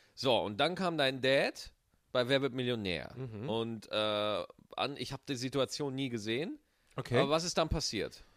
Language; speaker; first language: German; native; German